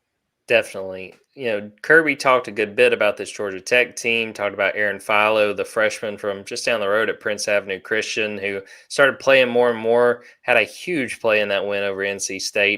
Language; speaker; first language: English; native; English